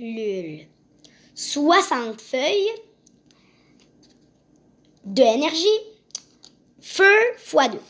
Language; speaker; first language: French; native; French